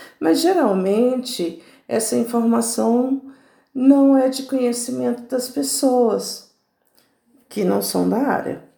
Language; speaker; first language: Portuguese; native; Portuguese